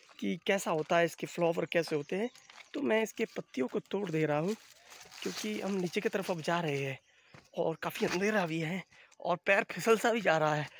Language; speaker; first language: Hindi; non-native, local second language; Bangla